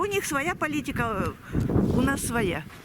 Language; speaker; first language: Russian; native; Russian